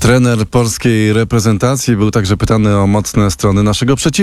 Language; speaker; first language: Polish; native; Polish